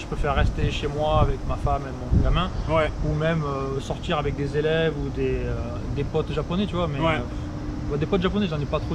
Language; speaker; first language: French; native; French